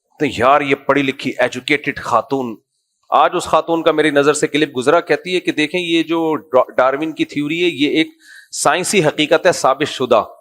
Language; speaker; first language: Urdu; native; Urdu